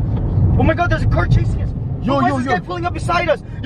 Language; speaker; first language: English; native; English